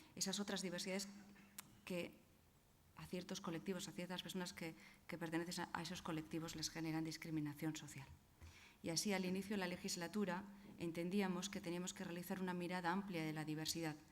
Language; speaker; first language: Spanish; non-native, local second language; Basque